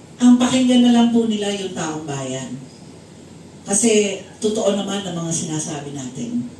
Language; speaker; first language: Filipino; native; Filipino